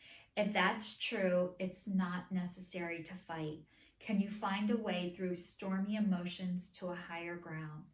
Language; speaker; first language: English; native; English